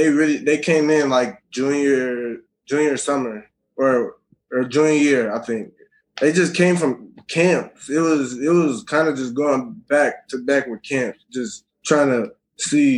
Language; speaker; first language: English; native; English